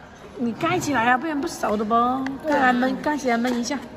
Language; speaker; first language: Chinese; native; Chinese